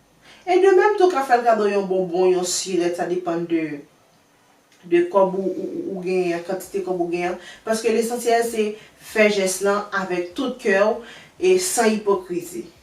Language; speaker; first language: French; non-native, learner; Haitian Creole